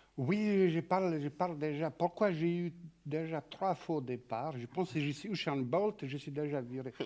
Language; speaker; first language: French; non-native, fluent; Serbian